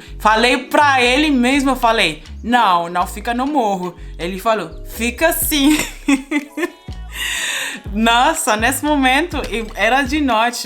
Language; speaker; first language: Portuguese; non-native, fluent; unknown